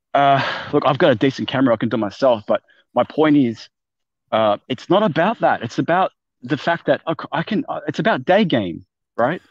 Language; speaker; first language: English; non-native, fluent; Persian